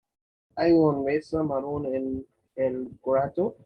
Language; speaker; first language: Spanish; non-native, learner; English